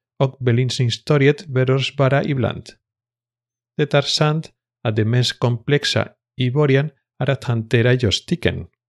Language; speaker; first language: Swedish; non-native, fluent; Spanish